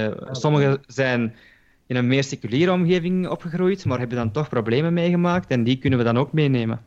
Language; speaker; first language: Dutch; early bilingual, other home language; Turkish